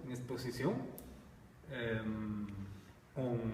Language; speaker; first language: French; non-native, learner; Spanish